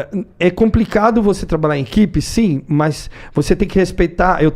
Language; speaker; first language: Portuguese; native; Portuguese